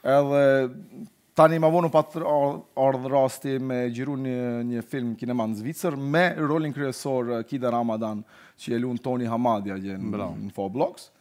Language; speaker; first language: Albanian; native; Albanian